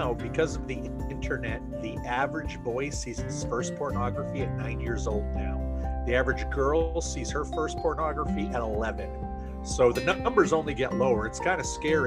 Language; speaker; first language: English; native; English